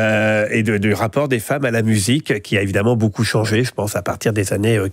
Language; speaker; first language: French; native; French